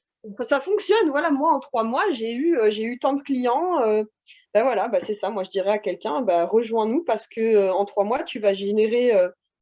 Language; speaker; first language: French; native; French